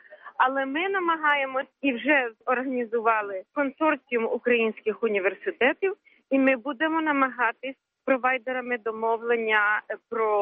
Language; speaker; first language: Ukrainian; early bilingual, heritage; Ukrainian